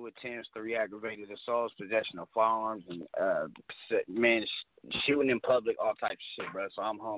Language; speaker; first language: English; native; English